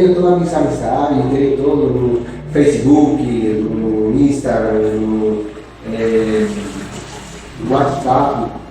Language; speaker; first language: Portuguese; non-native, fluent; Spanish